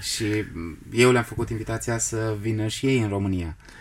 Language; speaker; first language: Romanian; native; Romanian